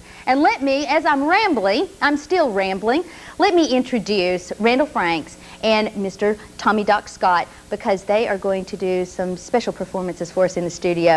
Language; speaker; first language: English; native; English